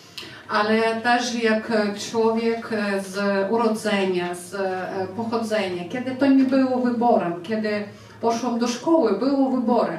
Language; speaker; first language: Polish; non-native, fluent; Ukrainian